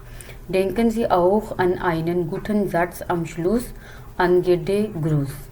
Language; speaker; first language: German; non-native, fluent; Urdu